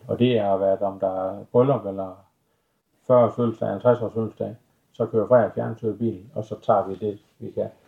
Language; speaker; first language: Danish; native; Danish